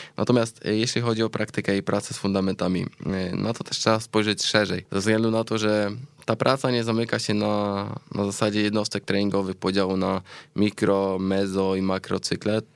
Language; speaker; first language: Polish; native; Polish